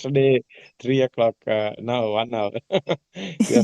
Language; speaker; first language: English; non-native, learner; Sinhala